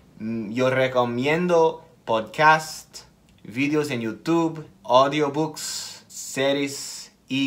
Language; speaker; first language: Spanish; non-native, fluent; English